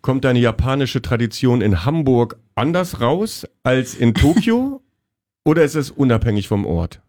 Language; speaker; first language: German; native; German